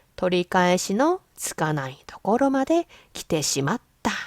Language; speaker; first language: Japanese; non-native, fluent; Korean